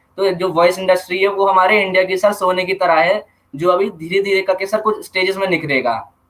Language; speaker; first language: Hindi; native; Hindi